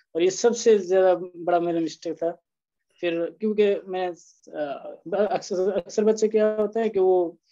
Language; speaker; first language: Hindi; non-native, local second language; Bangla